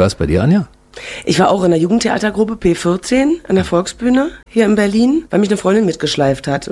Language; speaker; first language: German; native; German